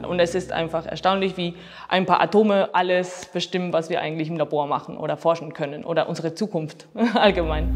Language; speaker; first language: German; non-native, fluent; Spanish